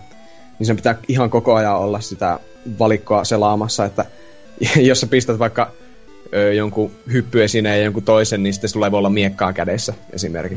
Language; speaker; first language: Finnish; native; Finnish